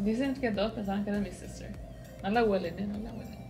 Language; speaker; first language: Spanish; early bilingual, heritage; Spanish